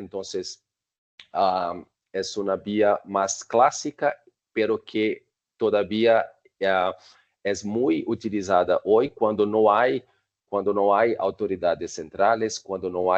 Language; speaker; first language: Spanish; non-native, fluent; Portuguese